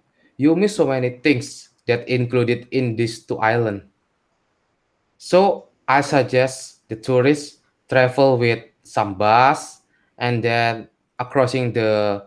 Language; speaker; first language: English; non-native, learner; Indonesian